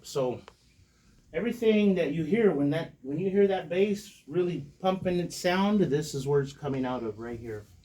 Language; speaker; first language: English; native; English